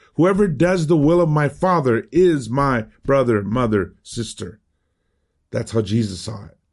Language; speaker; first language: English; early bilingual, other home language; Spanish